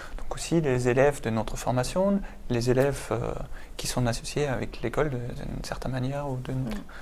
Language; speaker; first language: French; non-native, fluent; German